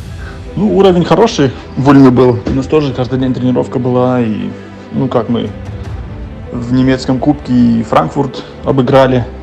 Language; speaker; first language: Russian; early bilingual, heritage; German